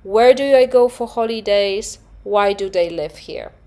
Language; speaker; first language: English; non-native, fluent; Polish